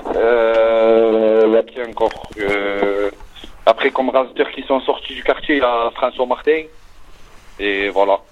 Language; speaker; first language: French; native; French